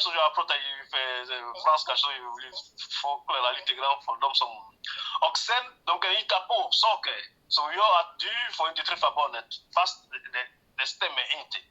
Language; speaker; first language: Swedish; non-native, learner; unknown